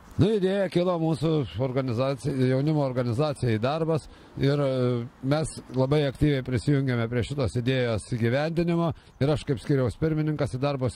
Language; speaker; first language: Lithuanian; native; Lithuanian